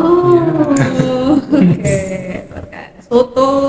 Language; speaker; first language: English; non-native, learner; Indonesian